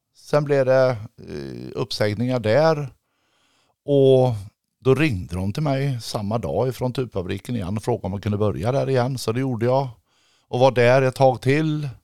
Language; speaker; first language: Swedish; native; Swedish